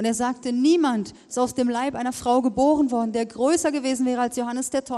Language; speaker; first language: German; native; German